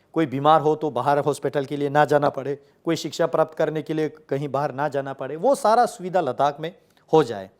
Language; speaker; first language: Hindi; non-native, local second language; Ladakhi